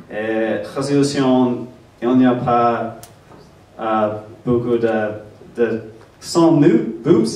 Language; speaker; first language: French; non-native, learner; English